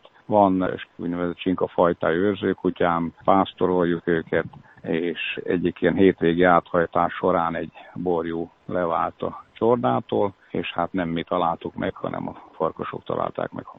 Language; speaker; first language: Hungarian; native; Hungarian